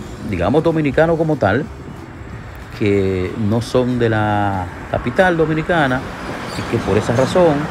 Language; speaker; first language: Spanish; native; Spanish